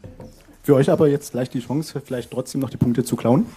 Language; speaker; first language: German; native; German